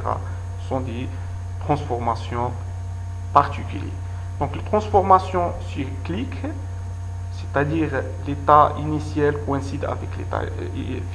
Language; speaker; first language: French; non-native, local second language; Arabic